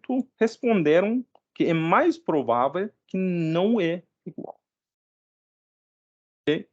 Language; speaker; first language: Portuguese; non-native, fluent; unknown